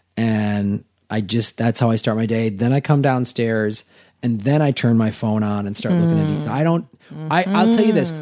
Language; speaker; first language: English; native; English